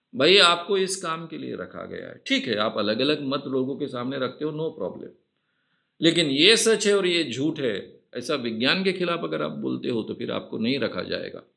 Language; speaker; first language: Hindi; non-native, local second language; Marathi